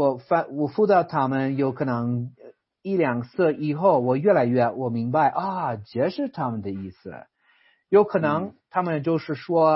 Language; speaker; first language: Chinese; non-native, fluent; English